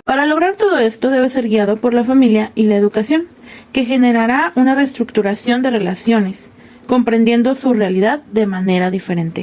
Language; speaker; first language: Spanish; native; Spanish